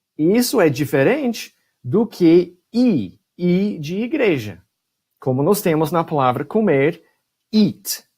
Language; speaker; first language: Portuguese; non-native, fluent; English